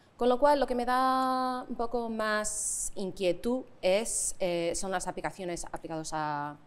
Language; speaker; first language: Spanish; non-native, fluent; English